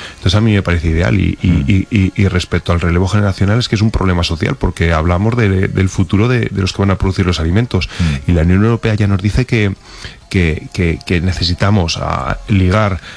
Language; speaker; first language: Spanish; native; Spanish